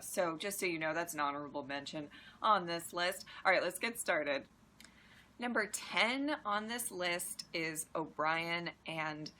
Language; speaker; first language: English; native; English